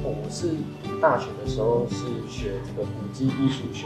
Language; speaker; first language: Chinese; native; Chinese